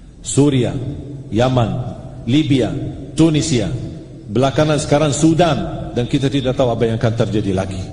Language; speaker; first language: Malay; non-native, fluent; Arabic